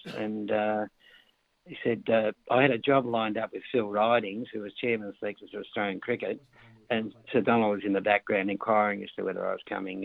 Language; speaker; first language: English; native; English